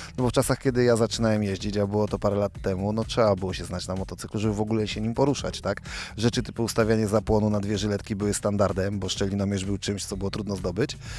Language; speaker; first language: Polish; native; Polish